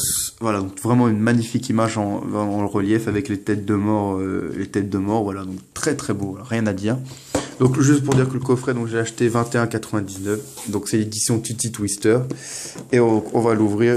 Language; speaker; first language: French; native; French